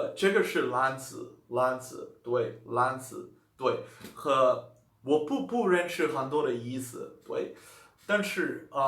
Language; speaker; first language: Chinese; non-native, learner; Dutch